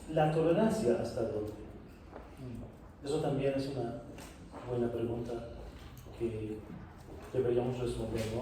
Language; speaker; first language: Spanish; non-native, fluent; Persian